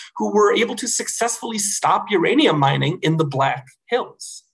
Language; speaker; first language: English; native; English